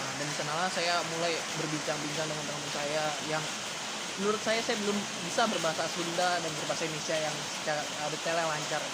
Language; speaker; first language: Indonesian; native; Indonesian